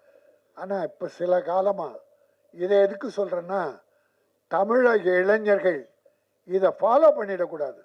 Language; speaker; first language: Tamil; native; Tamil